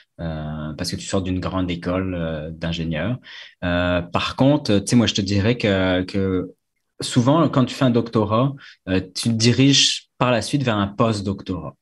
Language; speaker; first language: French; native; French